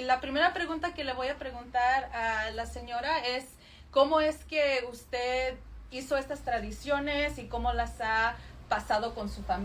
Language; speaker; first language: Spanish; early bilingual, heritage; Spanish